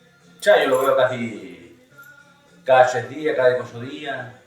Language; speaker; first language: Spanish; native; Spanish